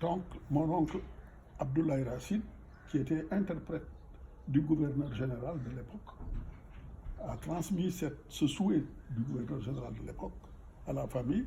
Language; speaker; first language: French; non-native, local second language; Fula